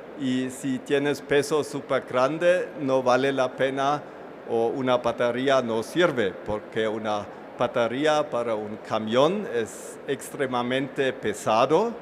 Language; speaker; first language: Spanish; non-native, fluent; German